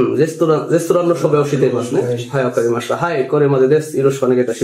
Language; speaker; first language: Japanese; non-native, fluent; Bangla